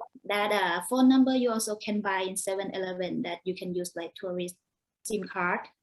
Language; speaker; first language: English; non-native, learner; Thai